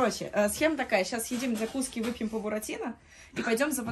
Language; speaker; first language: Russian; native; Russian